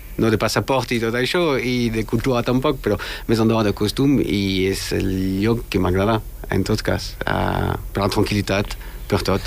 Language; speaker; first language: Catalan; non-native, fluent; French